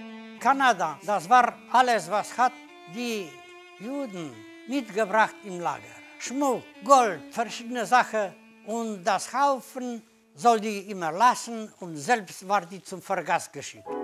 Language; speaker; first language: German; non-native, learner; Polish